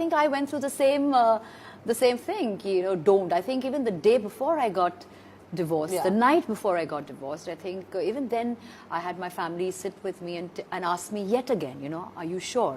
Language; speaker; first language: English; non-native, local second language; Hindi